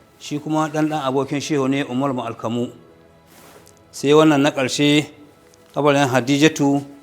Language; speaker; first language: Hausa; native; Hausa